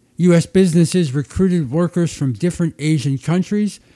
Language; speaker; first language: English; native; English